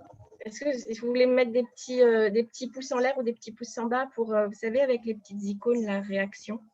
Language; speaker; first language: French; native; French